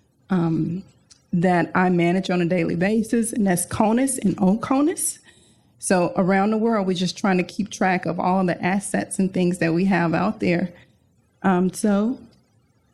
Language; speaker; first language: English; native; English